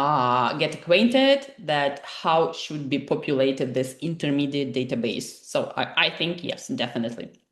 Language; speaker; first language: English; non-native, fluent; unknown